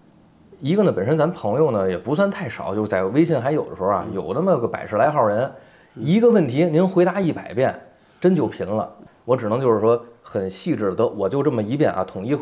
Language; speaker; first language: Chinese; native; Chinese